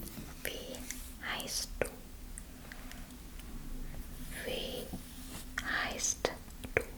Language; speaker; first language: German; non-native, fluent; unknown